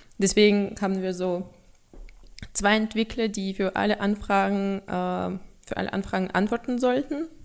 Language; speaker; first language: German; non-native, fluent; Russian